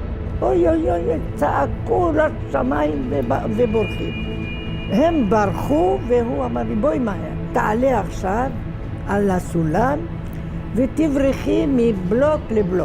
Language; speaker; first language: Hebrew; non-native, fluent; Arabic